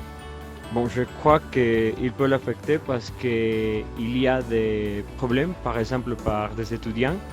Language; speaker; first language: French; non-native, learner; Spanish